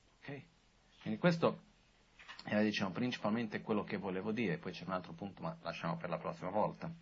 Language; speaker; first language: Italian; non-native, fluent; Portuguese